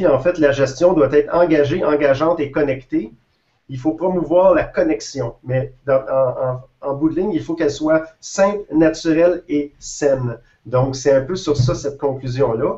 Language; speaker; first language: French; native; French